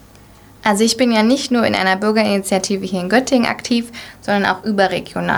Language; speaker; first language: German; native; German